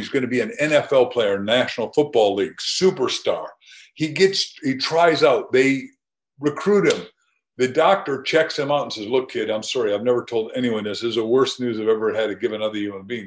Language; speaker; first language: English; native; English